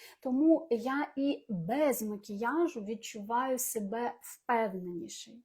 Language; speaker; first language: Ukrainian; non-native, local second language; Russian